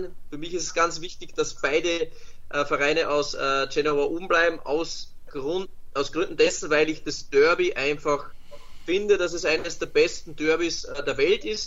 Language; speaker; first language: German; native; German